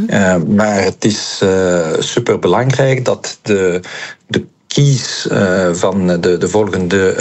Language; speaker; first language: Dutch; non-native, local second language; French